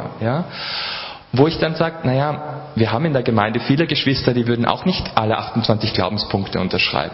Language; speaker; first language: German; native; German